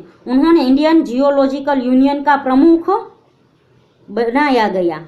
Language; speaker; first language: Hindi; non-native, local second language; Gujarati